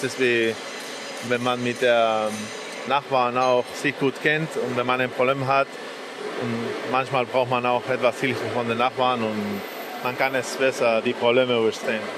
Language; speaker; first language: German; non-native, fluent; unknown